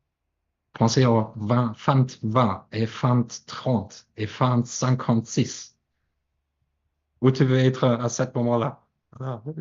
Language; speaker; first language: French; non-native, fluent; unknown